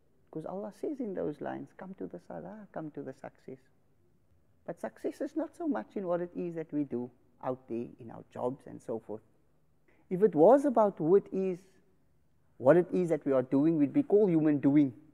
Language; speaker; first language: English; early bilingual, other home language; Afrikaans